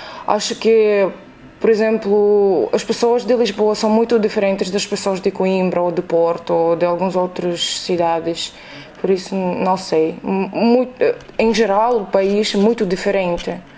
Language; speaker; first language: Portuguese; non-native, fluent; Russian